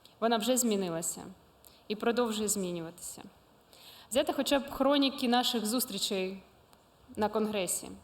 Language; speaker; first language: Ukrainian; non-native, local second language; Russian